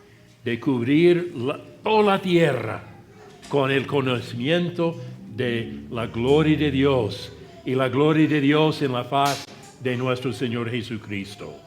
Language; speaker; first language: Spanish; non-native, fluent; English